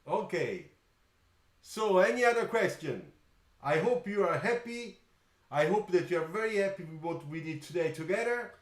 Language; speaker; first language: English; non-native, fluent; Italian